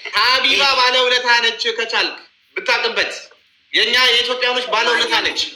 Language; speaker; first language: Amharic; native; Amharic